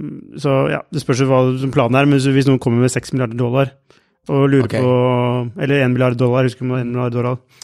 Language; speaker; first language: Norwegian; native; Norwegian